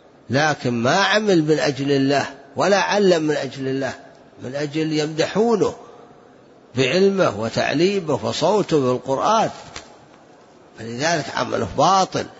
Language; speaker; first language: Arabic; native; Arabic